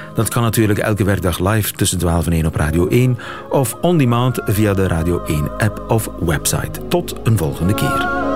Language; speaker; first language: Dutch; native; Dutch